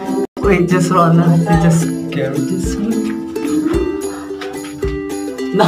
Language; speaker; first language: English; non-native, learner; Filipino